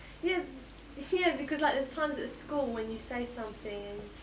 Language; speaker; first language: English; early bilingual, other home language; Greek